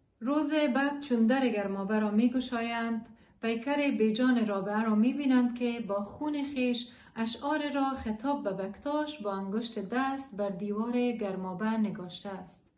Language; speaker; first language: Persian; native; Persian